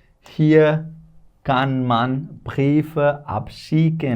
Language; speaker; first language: German; non-native, fluent; Hindi